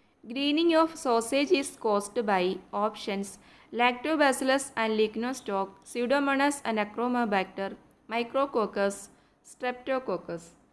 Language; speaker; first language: English; non-native, local second language; Malayalam